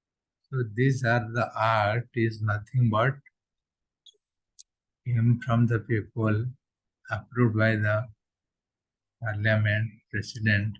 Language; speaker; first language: English; non-native, local second language; Odia